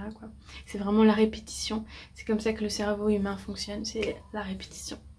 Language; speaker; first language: French; native; French